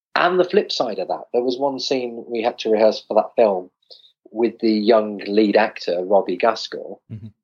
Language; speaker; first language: English; native; English